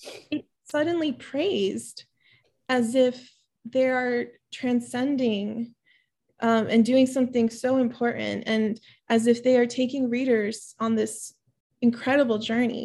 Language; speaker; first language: English; early bilingual, other home language; Spanish